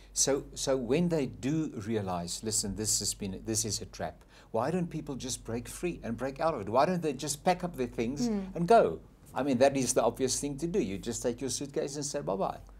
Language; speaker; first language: English; non-native, local second language; Afrikaans